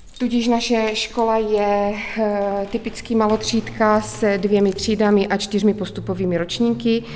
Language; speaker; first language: Czech; native; Czech